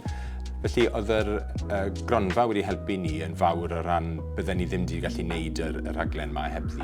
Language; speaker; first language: Welsh; native; Welsh